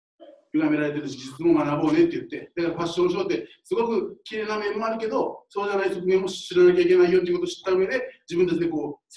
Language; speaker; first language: Japanese; native; Japanese